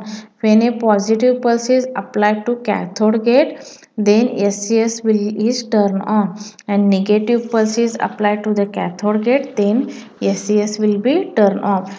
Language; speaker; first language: English; non-native, local second language; Marathi